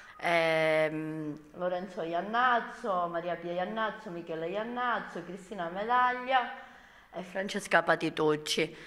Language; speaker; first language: Italian; native; Italian